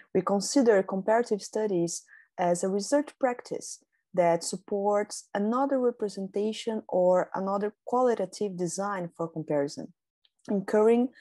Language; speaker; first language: English; non-native, fluent; Portuguese